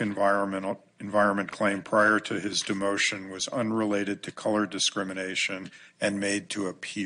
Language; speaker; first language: English; native; English